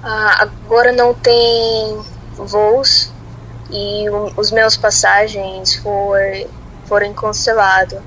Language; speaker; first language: Portuguese; non-native, fluent; Russian